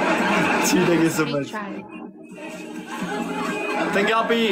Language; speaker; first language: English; non-native, learner; Vietnamese